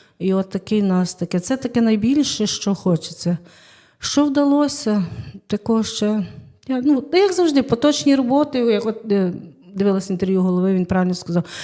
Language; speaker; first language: Ukrainian; native; Ukrainian